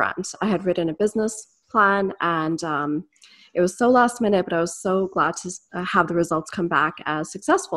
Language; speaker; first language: English; native; English